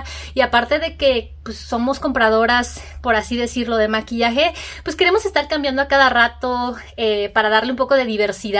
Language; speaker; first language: Spanish; native; Spanish